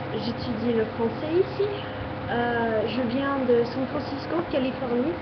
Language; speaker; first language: French; non-native, fluent; English